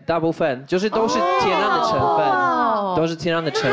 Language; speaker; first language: Chinese; non-native, fluent; Polish